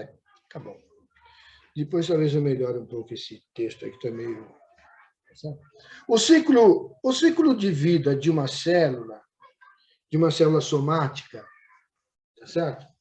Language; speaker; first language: Portuguese; native; Portuguese